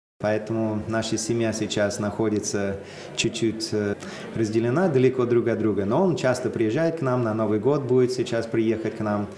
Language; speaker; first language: Russian; non-native, fluent; English